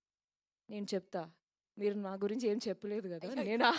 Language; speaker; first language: Telugu; non-native, local second language; Malayalam